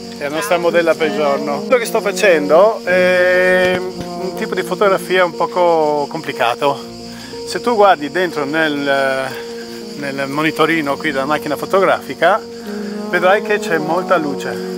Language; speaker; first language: Italian; non-native, fluent; English